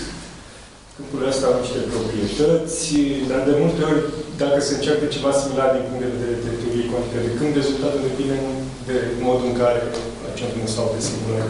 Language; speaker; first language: Romanian; native; Romanian